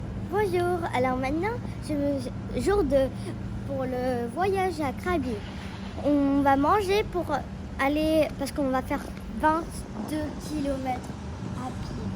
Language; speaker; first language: French; early bilingual, heritage; French